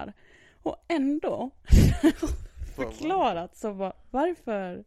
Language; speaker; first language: Swedish; native; Swedish